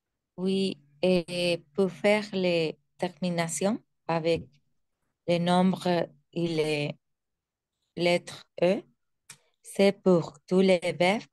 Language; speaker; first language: French; non-native, learner; Spanish